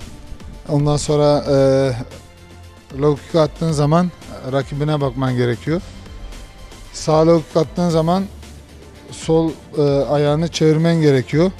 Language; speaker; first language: Turkish; early bilingual, heritage; Turkish